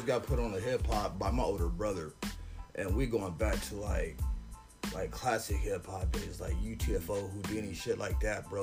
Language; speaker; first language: English; native; English